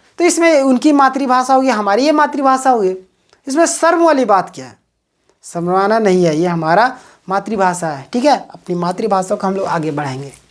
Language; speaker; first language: Hindi; native; Hindi